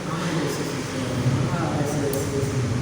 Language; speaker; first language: English; non-native, learner; Indonesian